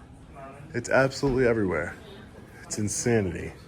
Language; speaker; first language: English; native; English